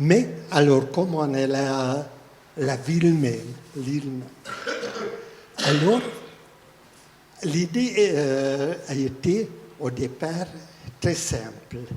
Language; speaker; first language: French; non-native, fluent; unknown